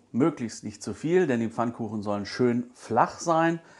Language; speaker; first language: German; native; German